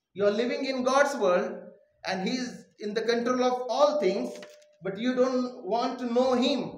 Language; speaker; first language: English; non-native, local second language; Marathi